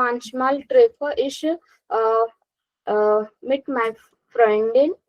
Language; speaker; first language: German; non-native, learner; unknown